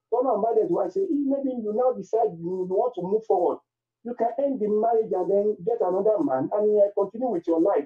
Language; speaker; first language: English; non-native, local second language; Yoruba